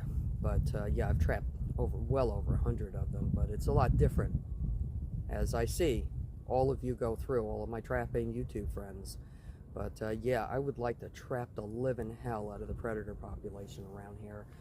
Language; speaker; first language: English; native; English